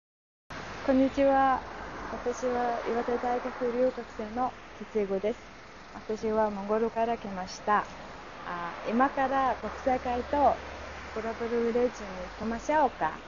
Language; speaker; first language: Japanese; non-native, learner; Mongolian